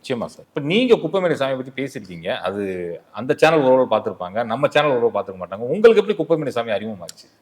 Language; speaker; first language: Tamil; native; Tamil